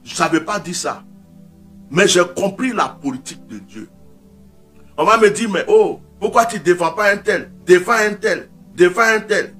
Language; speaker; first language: French; non-native, local second language; Baoulé